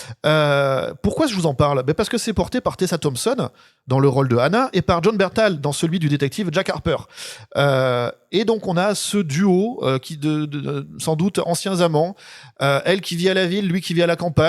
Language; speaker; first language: French; native; French